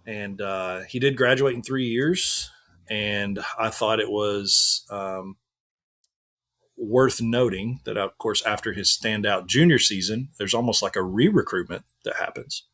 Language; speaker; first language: English; native; English